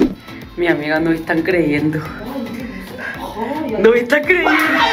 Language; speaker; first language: Spanish; non-native, fluent; Korean